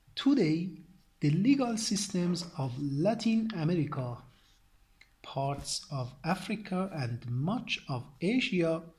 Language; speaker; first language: English; non-native, fluent; Persian